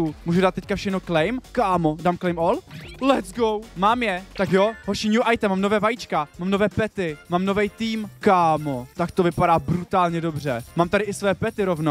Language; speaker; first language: Czech; native; Czech